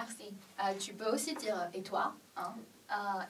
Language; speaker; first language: French; non-native, fluent; Chinese